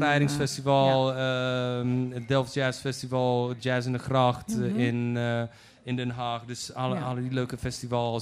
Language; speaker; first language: Dutch; non-native, fluent; Polish